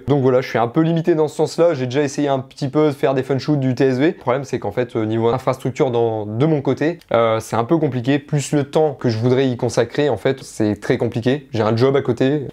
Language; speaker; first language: French; native; French